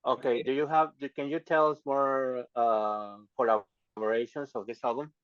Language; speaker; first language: English; non-native, learner; Spanish